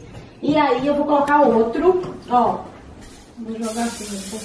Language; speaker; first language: Portuguese; native; Portuguese